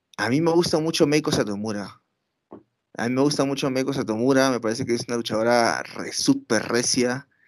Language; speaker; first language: Spanish; native; Spanish